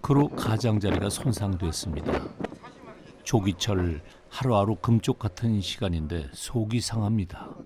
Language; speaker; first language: Korean; native; Korean